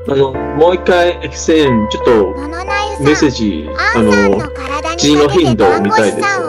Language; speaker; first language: Japanese; non-native, learner; Chinese